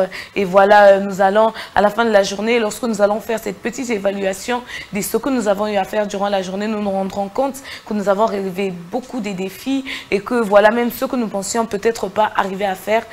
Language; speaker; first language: French; non-native, local second language; Lingala